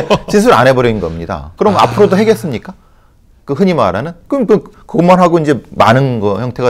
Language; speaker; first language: Korean; native; Korean